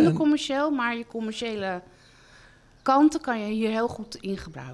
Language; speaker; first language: Dutch; native; Dutch